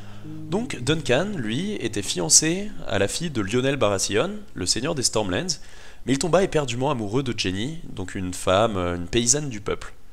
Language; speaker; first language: French; native; French